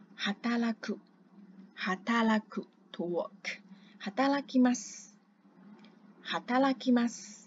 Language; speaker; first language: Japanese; non-native, fluent; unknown